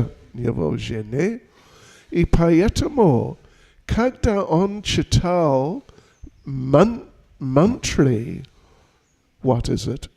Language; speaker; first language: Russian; non-native, learner; English